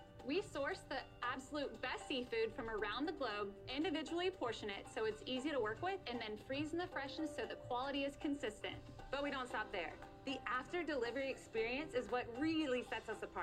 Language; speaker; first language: English; native; English